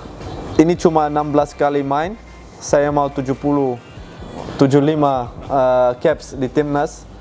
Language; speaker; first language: Indonesian; non-native, fluent; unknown